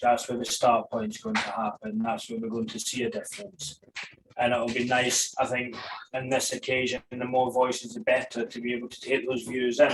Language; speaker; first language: English; native; English